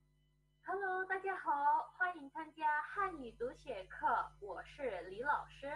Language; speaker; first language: Chinese; non-native, fluent; Indonesian